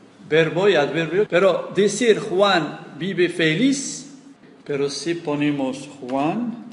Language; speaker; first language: Spanish; non-native, fluent; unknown